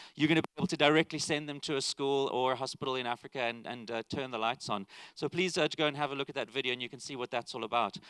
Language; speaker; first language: English; native; English